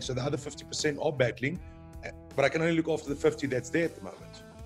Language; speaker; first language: English; non-native, local second language; Afrikaans